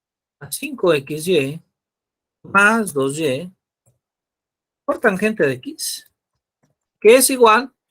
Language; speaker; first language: Spanish; native; Spanish